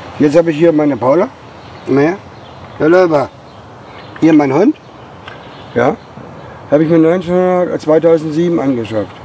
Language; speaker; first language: German; native; German